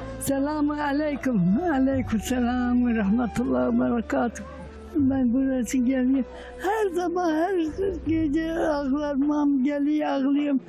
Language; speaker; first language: Turkish; non-native, learner; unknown